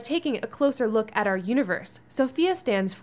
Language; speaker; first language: English; native; English